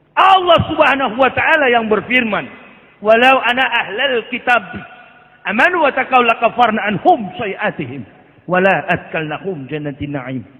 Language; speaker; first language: Indonesian; native; Indonesian